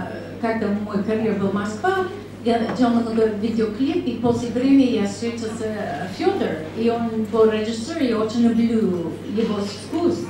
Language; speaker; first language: Russian; non-native, learner; English